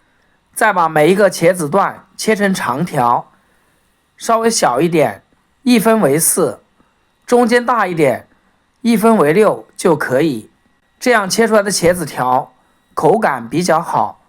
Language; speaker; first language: Chinese; native; Chinese